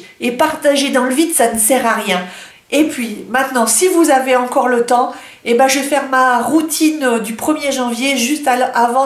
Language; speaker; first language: French; native; French